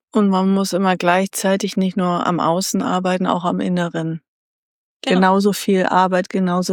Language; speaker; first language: German; native; German